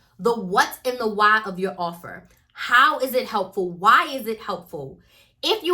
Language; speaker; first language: English; native; English